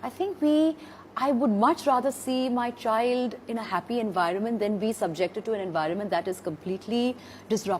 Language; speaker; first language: English; non-native, local second language; Hindi